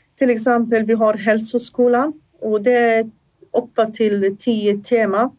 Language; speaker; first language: Swedish; non-native, fluent; Assyrian Neo-Aramaic